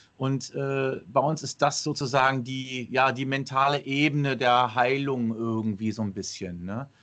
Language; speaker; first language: German; early bilingual, other home language; Arabic